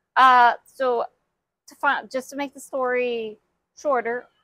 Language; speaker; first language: English; native; English